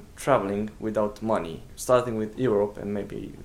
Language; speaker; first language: English; non-native, fluent; Romanian